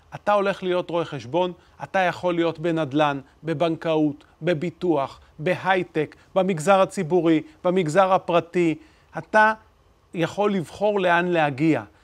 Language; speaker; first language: Hebrew; native; Hebrew